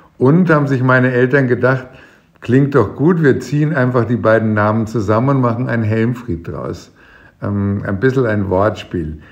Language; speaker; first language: German; native; German